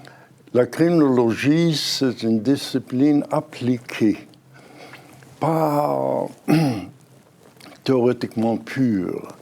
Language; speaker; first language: French; non-native, fluent; Hebrew